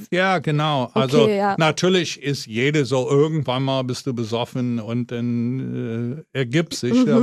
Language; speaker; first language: German; non-native, fluent; English